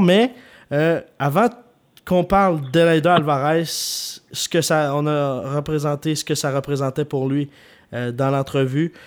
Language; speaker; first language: French; native; French